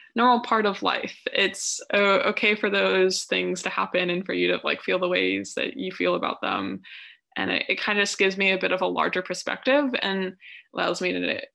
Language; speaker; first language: English; native; English